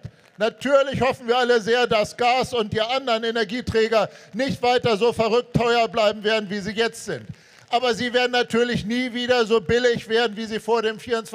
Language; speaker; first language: German; native; German